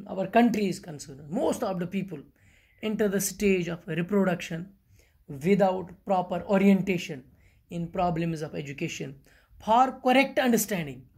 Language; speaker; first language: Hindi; non-native, local second language; Kashmiri